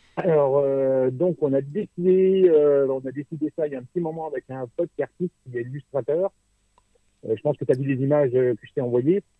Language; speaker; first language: French; native; French